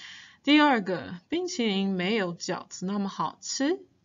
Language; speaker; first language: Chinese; non-native, fluent; English